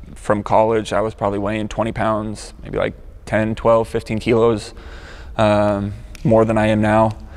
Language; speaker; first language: English; native; English